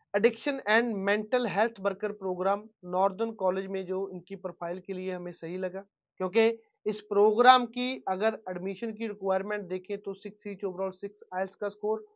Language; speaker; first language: Hindi; non-native, local second language; Punjabi